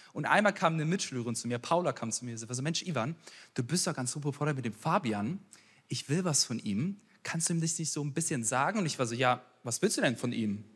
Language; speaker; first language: German; early bilingual, other home language; Ukrainian